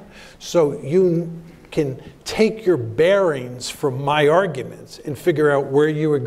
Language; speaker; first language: English; native; English